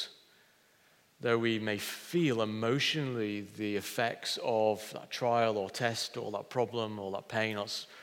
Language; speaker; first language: English; native; English